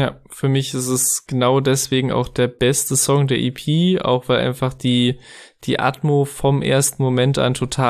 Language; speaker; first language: German; native; German